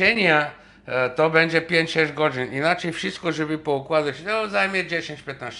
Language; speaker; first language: Polish; non-native, fluent; Bulgarian